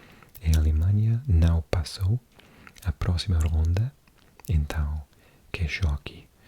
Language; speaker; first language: Portuguese; non-native, learner; English